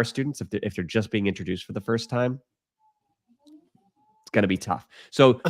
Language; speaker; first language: English; native; English